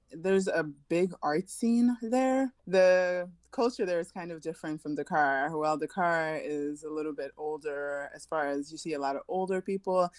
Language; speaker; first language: English; early bilingual, other home language; French